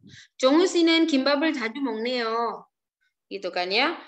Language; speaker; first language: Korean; non-native, fluent; Indonesian